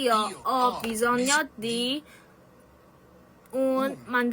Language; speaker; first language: Italian; non-native, learner; Korean